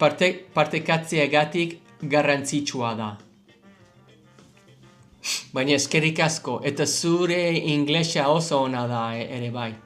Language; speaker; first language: Basque; non-native, learner; English